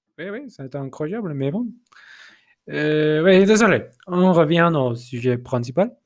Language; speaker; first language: French; non-native, fluent; Spanish